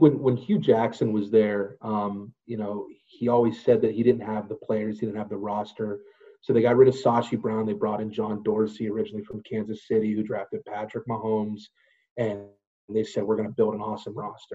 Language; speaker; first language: English; native; English